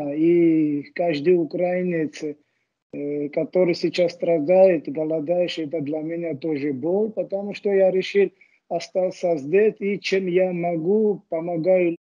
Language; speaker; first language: Russian; non-native, fluent; Georgian